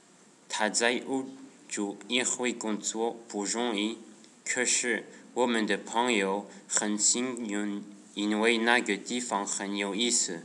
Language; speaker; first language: Chinese; non-native, learner; French